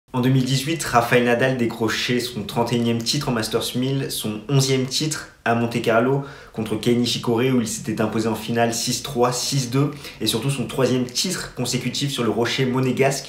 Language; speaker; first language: French; native; French